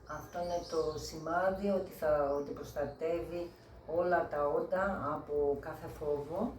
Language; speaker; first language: Greek; native; Greek